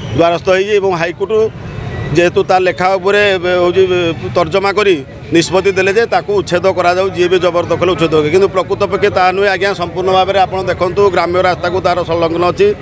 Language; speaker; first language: Odia; native; Odia